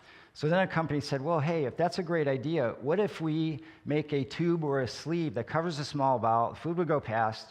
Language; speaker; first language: English; native; English